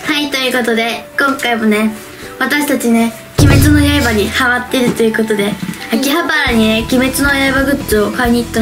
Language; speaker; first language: Japanese; native; Japanese